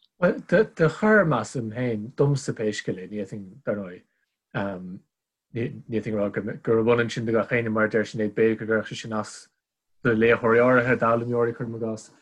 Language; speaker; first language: Irish; non-native, local second language; English